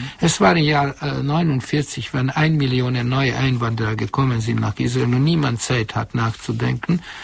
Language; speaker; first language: German; non-native, fluent; Hungarian